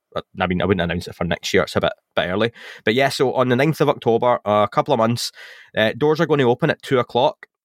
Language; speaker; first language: English; native; English